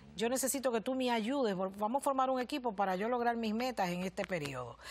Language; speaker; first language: Spanish; native; Spanish